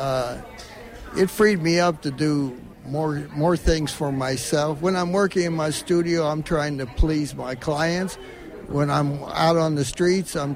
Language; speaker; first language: English; native; English